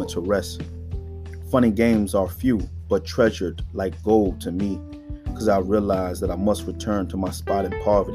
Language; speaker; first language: English; native; English